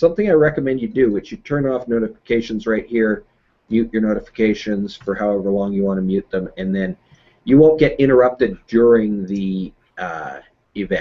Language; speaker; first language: English; native; English